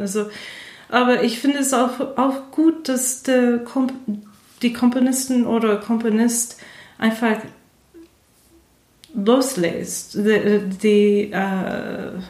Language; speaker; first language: German; non-native, fluent; English